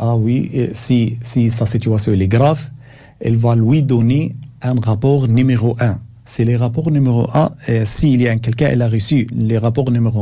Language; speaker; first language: French; non-native, learner; Arabic